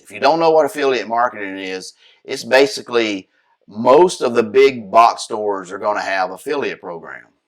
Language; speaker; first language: English; native; English